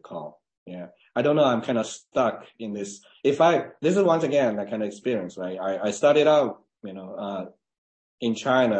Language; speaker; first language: English; non-native, fluent; Chinese